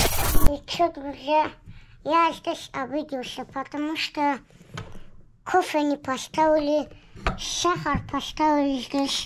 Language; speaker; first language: Russian; non-native, local second language; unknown